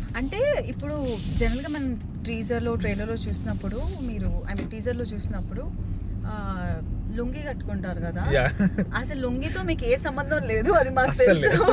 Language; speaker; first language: Telugu; native; Telugu